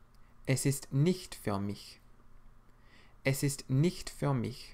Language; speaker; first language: German; non-native, fluent; English